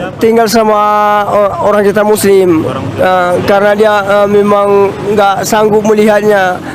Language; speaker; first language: Indonesian; non-native, local second language; Nias